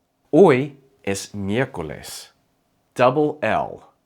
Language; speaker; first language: Spanish; non-native, fluent; English